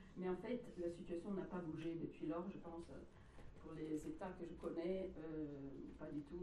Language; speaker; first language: French; non-native, fluent; Italian